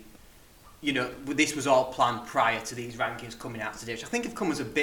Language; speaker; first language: English; native; English